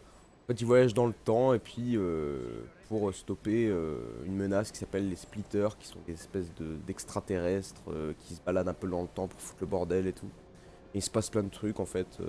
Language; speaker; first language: French; native; French